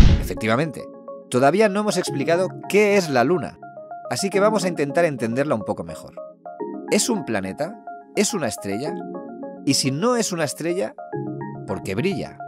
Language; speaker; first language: Spanish; native; Spanish